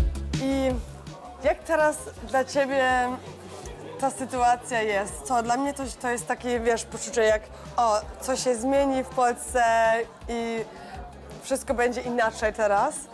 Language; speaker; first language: Polish; early bilingual, heritage; Polish